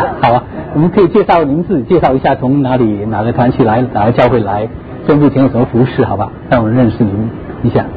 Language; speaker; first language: Chinese; non-native, local second language; Cantonese